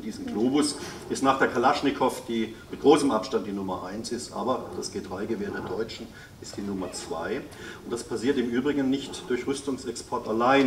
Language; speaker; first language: German; native; German